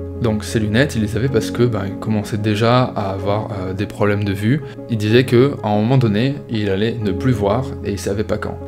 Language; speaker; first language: French; native; French